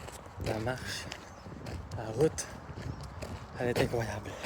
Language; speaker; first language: French; native; French